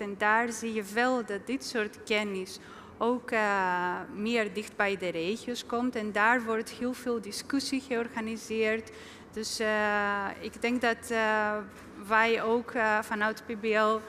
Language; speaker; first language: Dutch; non-native, fluent; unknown